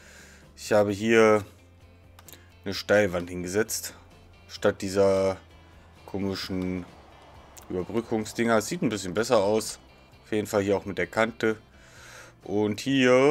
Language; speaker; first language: German; native; German